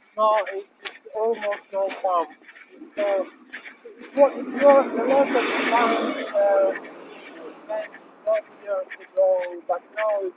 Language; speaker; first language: English; non-native, learner; Ukrainian